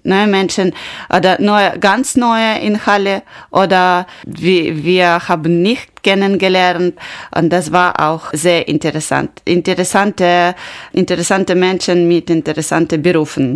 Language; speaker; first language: German; non-native, learner; Ukrainian